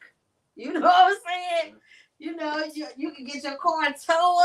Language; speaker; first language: English; native; English